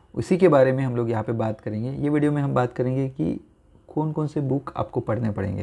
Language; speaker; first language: Hindi; non-native, local second language; Marathi